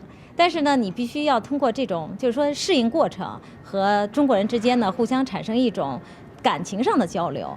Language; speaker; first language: Chinese; native; Chinese